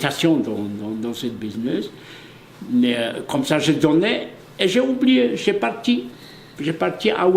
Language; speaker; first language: French; non-native, fluent; Polish